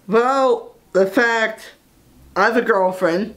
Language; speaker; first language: English; native; English